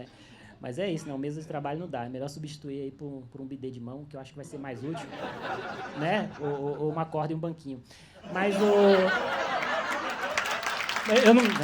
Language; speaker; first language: Portuguese; native; Portuguese